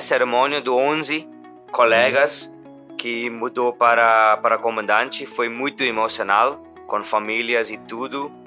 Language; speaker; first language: Portuguese; non-native, learner; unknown